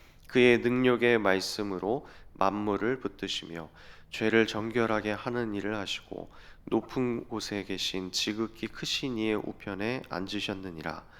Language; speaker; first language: Korean; native; Korean